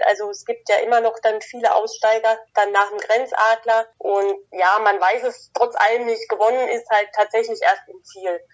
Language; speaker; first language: German; native; German